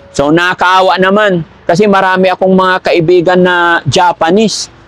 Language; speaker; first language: Filipino; native; Filipino